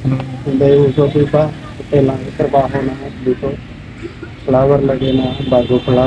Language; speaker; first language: Filipino; non-native, learner; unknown